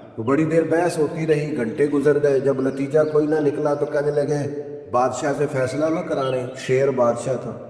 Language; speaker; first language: Urdu; non-native, local second language; Punjabi